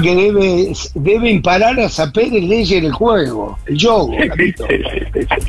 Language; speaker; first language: Italian; non-native, fluent; Spanish